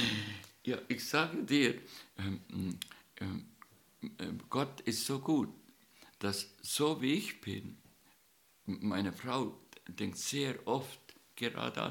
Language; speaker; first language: German; non-native, learner; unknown